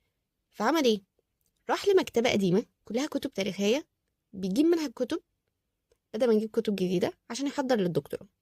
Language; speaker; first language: Arabic; native; Arabic